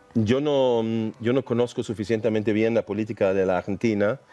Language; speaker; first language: Spanish; non-native, fluent; German